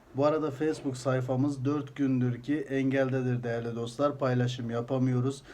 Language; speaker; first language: Turkish; early bilingual, heritage; Azerbaijani